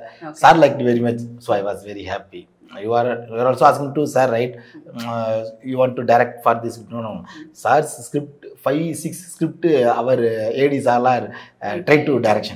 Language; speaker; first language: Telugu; non-native, learner; Tamil